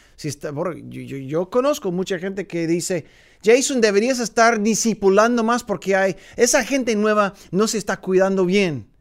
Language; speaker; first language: Spanish; non-native, fluent; English